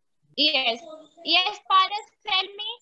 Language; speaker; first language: English; non-native, local second language; Hindi